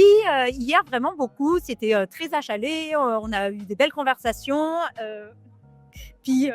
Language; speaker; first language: French; native; French